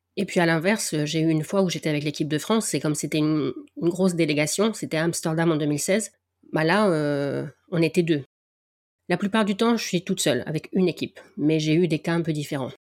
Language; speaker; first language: French; native; French